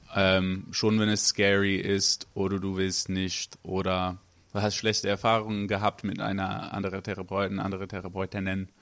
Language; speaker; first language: German; non-native, fluent; English